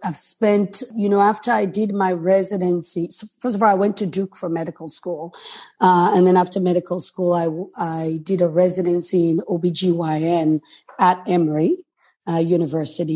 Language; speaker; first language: English; non-native, local second language; Krio